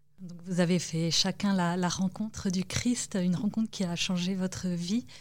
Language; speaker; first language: French; native; French